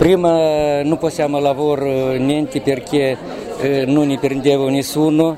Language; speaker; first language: Italian; non-native, learner; Romanian